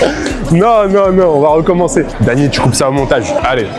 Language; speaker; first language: French; native; French